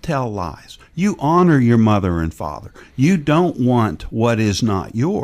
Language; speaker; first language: English; native; English